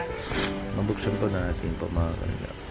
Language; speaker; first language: Filipino; non-native, learner; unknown